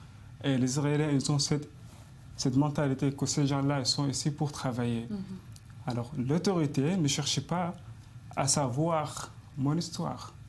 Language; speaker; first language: French; non-native, fluent; Arabic